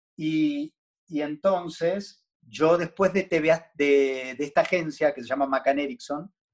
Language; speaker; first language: Spanish; native; Spanish